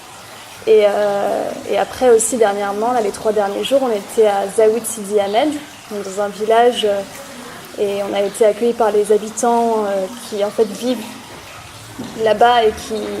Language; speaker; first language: French; native; French